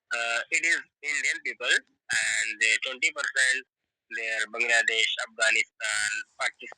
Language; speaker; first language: English; non-native, learner; Hindi